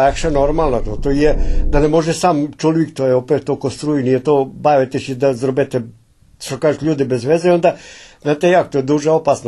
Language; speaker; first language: Ukrainian; early bilingual, heritage; Ukrainian